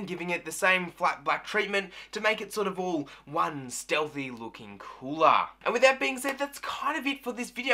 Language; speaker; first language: English; native; English